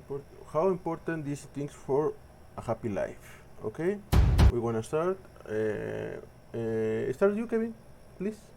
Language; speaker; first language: English; non-native, learner; Spanish